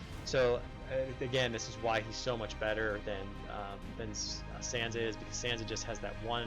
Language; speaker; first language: English; native; English